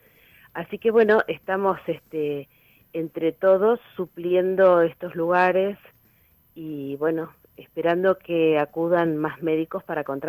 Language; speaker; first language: Spanish; native; Spanish